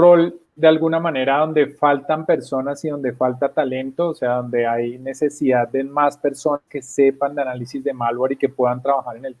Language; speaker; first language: Spanish; native; Spanish